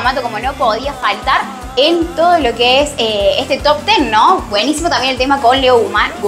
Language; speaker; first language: Spanish; native; Spanish